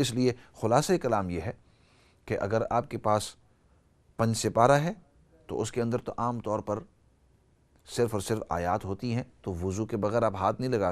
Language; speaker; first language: Urdu; native; Urdu